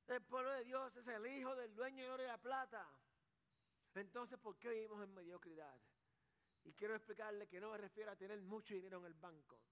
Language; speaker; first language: Spanish; native; Spanish